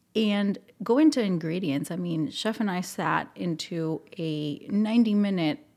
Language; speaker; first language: English; non-native, fluent; Spanish